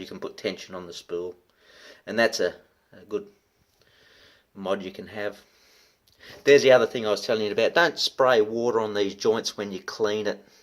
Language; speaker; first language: English; native; English